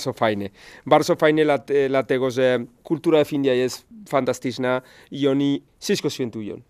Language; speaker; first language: Polish; non-native, learner; Spanish